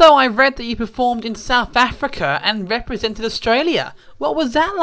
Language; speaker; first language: English; native; English